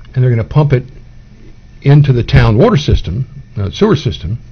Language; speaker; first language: English; native; English